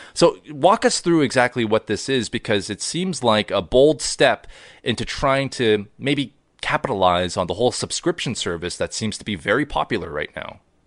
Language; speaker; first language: English; native; English